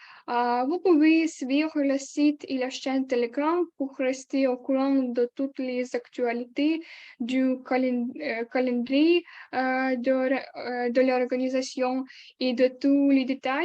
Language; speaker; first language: French; non-native, learner; Ukrainian